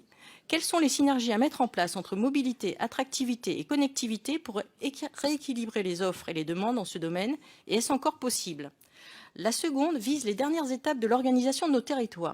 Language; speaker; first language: French; native; French